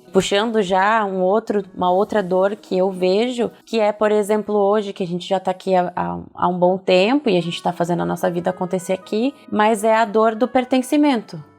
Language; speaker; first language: Portuguese; native; Portuguese